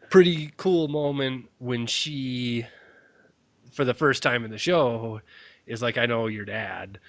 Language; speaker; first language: English; native; English